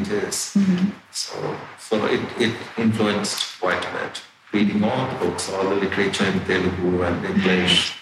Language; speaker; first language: English; non-native, local second language; Telugu